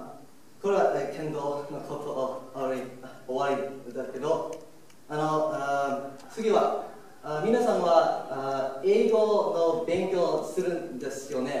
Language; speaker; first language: Japanese; non-native, learner; English